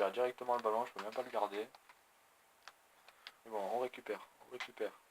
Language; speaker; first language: French; native; French